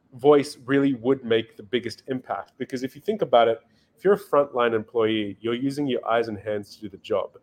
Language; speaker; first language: English; native; English